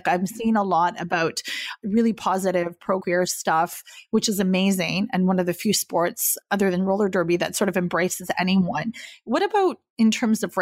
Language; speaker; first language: English; native; English